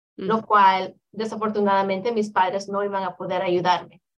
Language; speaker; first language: Spanish; native; Spanish